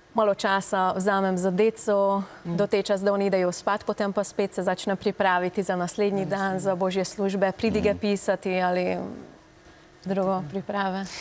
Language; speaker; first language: Slovenian; non-native, learner; Hungarian